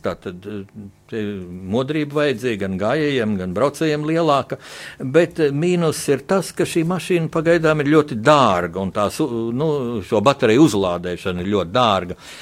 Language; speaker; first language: Latvian; native; Latvian